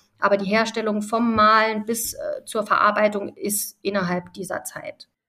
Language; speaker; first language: German; early bilingual, other home language; Italian